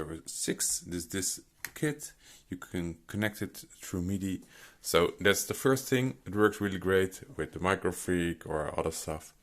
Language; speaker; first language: English; non-native, fluent; Dutch